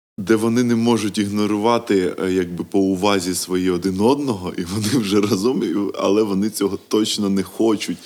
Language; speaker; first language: Ukrainian; non-native, local second language; Russian